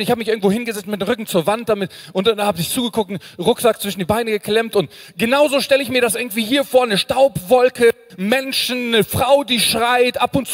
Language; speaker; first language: German; native; German